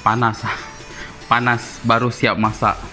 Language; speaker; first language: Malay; non-native, local second language; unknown